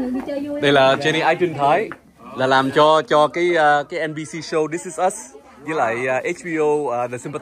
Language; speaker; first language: Vietnamese; early bilingual, heritage; Vietnamese